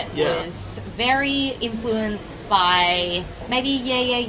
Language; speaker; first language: English; native; English